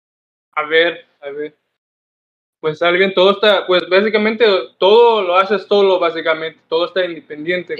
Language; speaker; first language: Spanish; non-native, learner; English